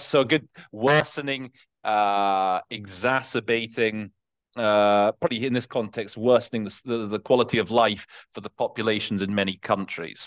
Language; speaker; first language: English; native; English